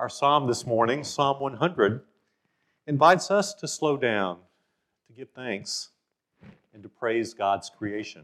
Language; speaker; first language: English; native; English